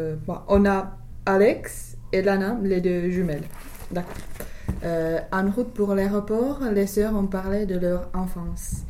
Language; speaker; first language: French; non-native, fluent; English